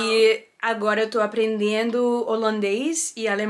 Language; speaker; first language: Portuguese; early bilingual, heritage; Portuguese